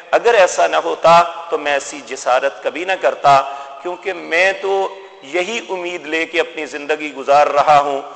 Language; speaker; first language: Urdu; non-native, local second language; Punjabi